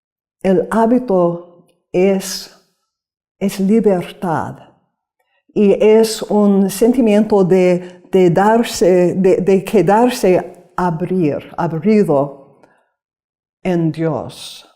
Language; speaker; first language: Spanish; non-native, learner; English